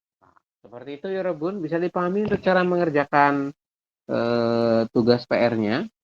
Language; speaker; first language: Indonesian; native; Indonesian